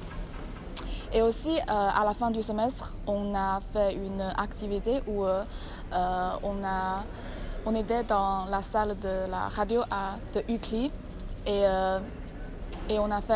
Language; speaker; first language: French; non-native, learner; Chinese